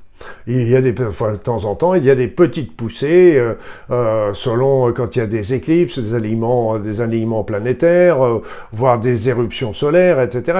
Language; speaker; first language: French; native; French